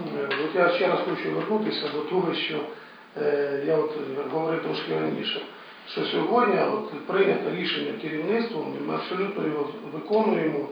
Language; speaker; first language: Ukrainian; non-native, local second language; Russian